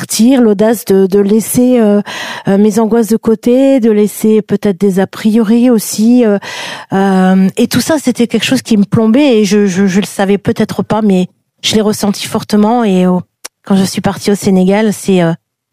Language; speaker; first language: French; native; French